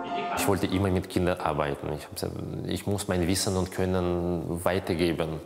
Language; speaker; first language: German; non-native, fluent; Russian